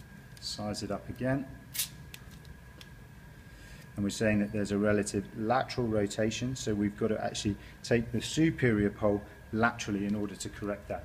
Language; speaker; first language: English; native; English